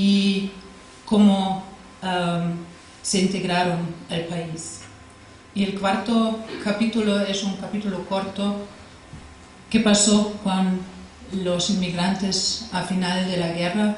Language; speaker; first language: Spanish; non-native, fluent; German